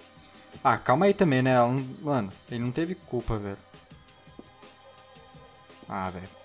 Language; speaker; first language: Portuguese; native; Portuguese